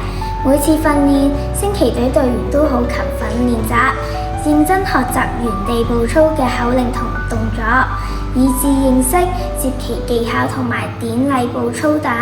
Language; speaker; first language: Cantonese; native; Cantonese